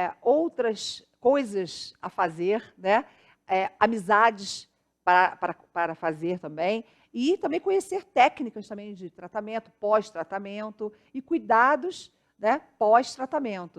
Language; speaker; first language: Portuguese; native; Portuguese